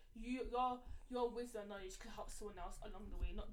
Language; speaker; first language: English; native; English